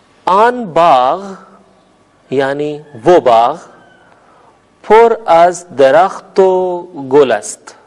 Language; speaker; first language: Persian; non-native, fluent; Urdu